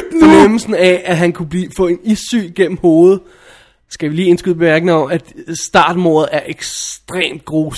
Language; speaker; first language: Danish; native; Danish